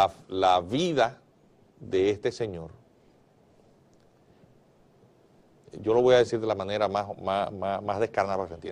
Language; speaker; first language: Spanish; native; Spanish